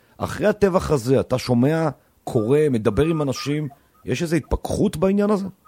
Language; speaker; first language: Hebrew; native; Hebrew